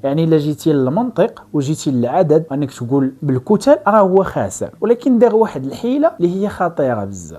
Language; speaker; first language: Arabic; native; Arabic